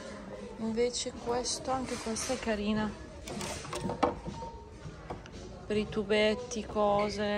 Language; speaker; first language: Italian; non-native, fluent; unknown